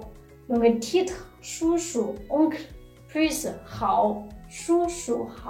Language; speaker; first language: French; non-native, fluent; Chinese